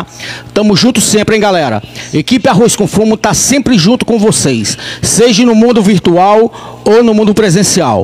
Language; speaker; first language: Portuguese; native; Portuguese